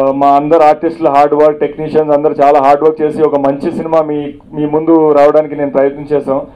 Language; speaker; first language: Telugu; non-native, local second language; Urdu